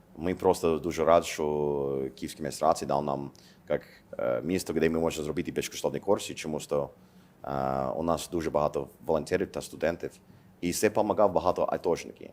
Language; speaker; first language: Ukrainian; non-native, learner; English